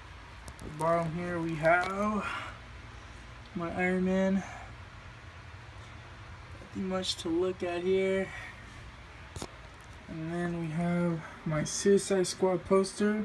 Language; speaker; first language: English; native; English